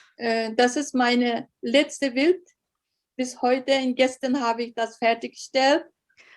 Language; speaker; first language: German; non-native, learner; Uyghur